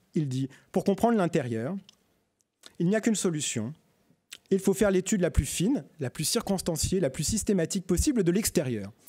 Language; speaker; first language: French; native; French